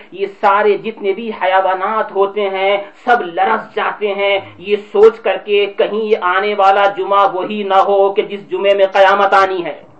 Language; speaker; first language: Urdu; native; Urdu